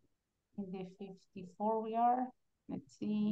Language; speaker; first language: English; non-native, fluent; Spanish